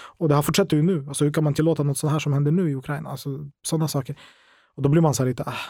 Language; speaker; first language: Swedish; non-native, fluent; Ukrainian